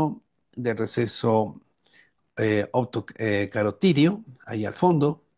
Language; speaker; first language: Spanish; native; Spanish